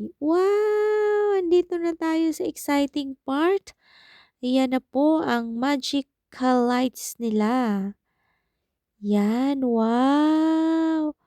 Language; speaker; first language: Filipino; non-native, local second language; Cebuano